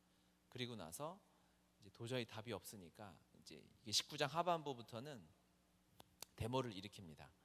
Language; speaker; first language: Korean; native; Korean